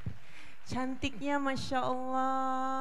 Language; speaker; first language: Indonesian; native; Indonesian